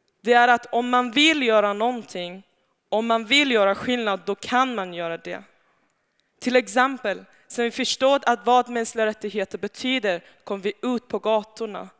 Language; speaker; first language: Swedish; non-native, fluent; Persian